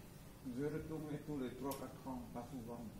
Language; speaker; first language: French; non-native, learner; Khmer